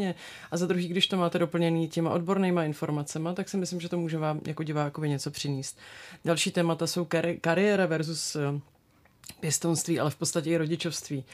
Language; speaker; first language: Czech; native; Czech